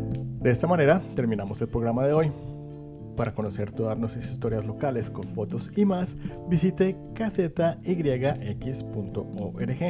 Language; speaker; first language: Spanish; native; Spanish